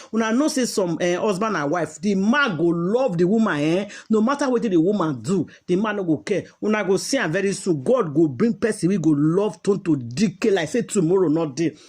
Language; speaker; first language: Nigerian Pidgin; native; Nigerian Pidgin